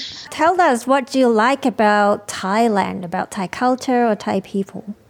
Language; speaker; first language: English; non-native, fluent; Thai